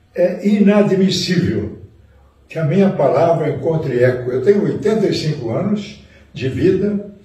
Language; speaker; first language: Portuguese; native; Portuguese